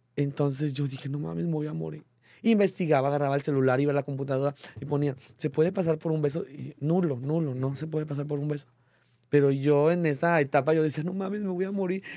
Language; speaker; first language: Spanish; native; Spanish